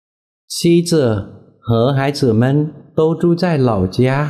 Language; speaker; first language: Chinese; non-native, fluent; Vietnamese